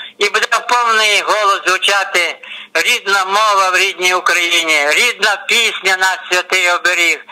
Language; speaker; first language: Ukrainian; native; Ukrainian